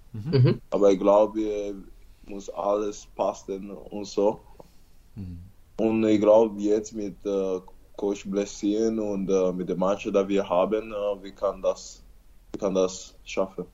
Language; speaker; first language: German; non-native, learner; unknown